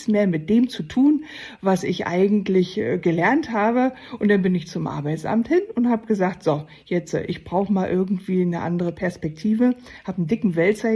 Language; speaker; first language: German; native; German